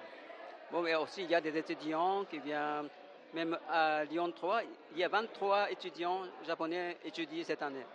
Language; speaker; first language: French; non-native, fluent; Japanese